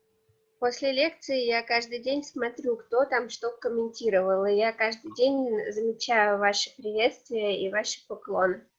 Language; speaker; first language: Russian; native; Russian